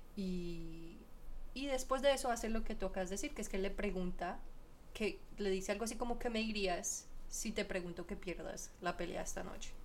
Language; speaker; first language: Spanish; early bilingual, heritage; Spanish